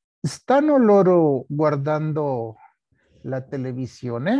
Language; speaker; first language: Italian; non-native, learner; Spanish